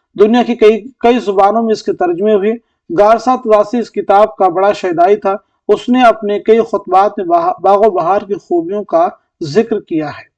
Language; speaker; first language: Urdu; native; Urdu